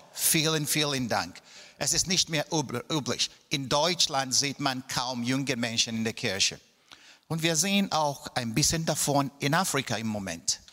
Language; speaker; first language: German; non-native, fluent; Igbo